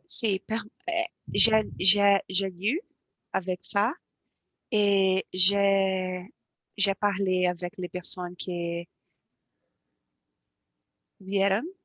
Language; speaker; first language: French; non-native, learner; Portuguese